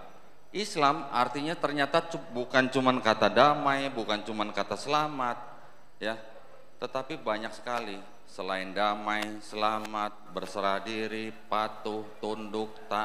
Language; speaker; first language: Indonesian; native; Indonesian